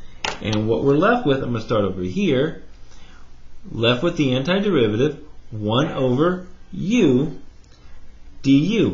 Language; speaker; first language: English; native; English